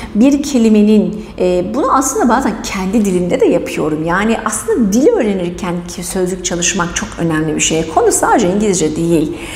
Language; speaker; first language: Turkish; native; Turkish